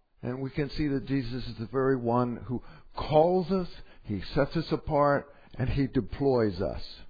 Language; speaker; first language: English; native; English